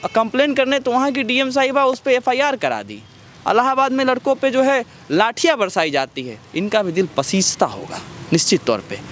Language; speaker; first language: Hindi; native; Hindi